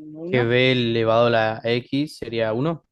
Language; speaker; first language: Spanish; native; Spanish